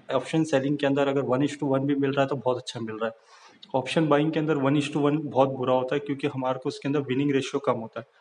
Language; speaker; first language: Hindi; native; Hindi